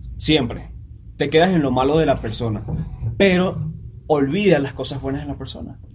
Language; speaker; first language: Spanish; native; Spanish